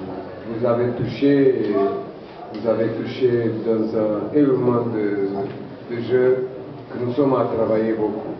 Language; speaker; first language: French; non-native, fluent; Portuguese